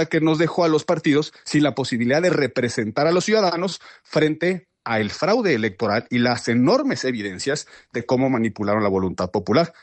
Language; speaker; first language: Spanish; native; Spanish